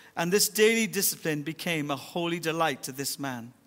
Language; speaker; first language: English; native; English